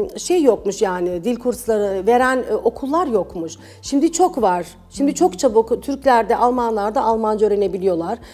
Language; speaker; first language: Turkish; early bilingual, heritage; Turkish